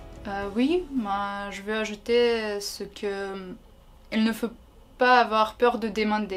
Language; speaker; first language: French; non-native, learner; Ukrainian